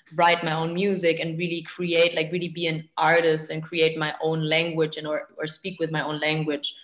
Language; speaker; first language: English; non-native, fluent; German